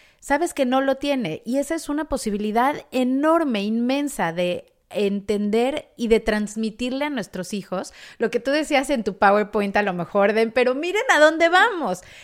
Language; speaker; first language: Spanish; native; Spanish